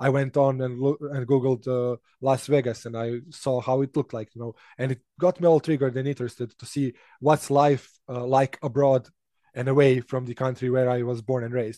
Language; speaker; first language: English; non-native, fluent; Serbian